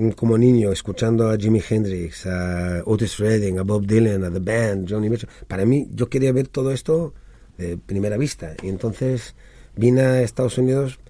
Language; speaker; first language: Spanish; early bilingual, other home language; Hebrew